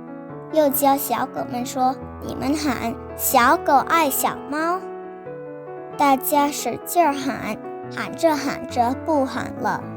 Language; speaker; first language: Chinese; non-native, learner; Vietnamese